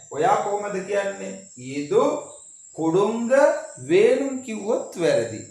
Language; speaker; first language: Sinhala; non-native, local second language; Tamil